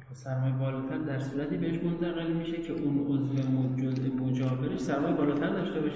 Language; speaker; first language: Persian; native; Persian